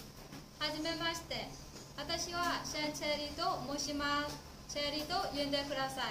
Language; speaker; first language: Japanese; non-native, learner; Vietnamese